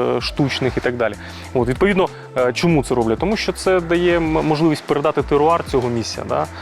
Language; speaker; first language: Ukrainian; native; Ukrainian